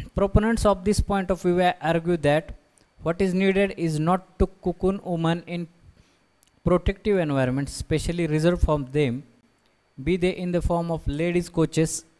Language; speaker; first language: English; non-native, local second language; Marathi